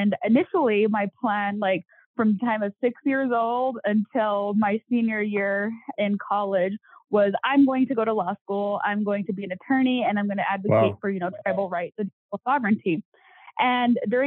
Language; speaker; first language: English; native; English